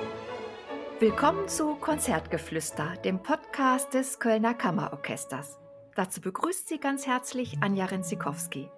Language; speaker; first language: German; native; German